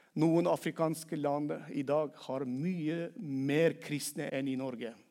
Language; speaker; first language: Norwegian; non-native, fluent; Turkmen